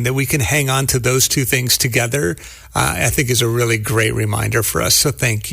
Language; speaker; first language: English; native; English